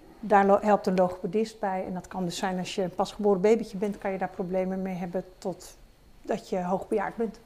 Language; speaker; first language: Dutch; native; Dutch